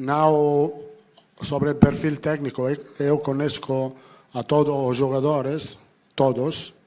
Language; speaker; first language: Portuguese; non-native, fluent; Italian